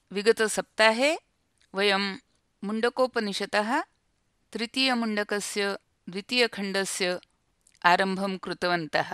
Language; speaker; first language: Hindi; non-native, local second language; Marathi